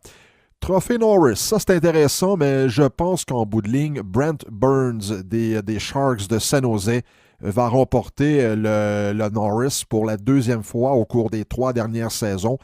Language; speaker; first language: French; native; French